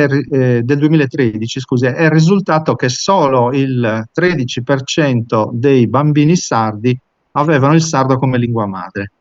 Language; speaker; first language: Italian; native; Italian